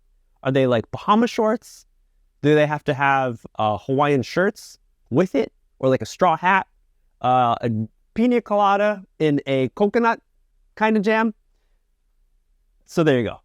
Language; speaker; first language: English; native; English